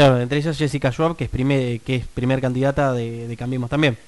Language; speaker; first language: Spanish; native; Spanish